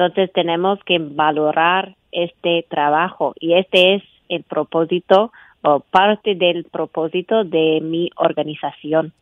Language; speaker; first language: Spanish; non-native, fluent; English